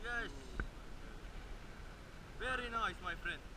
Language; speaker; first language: English; non-native, learner; Arabic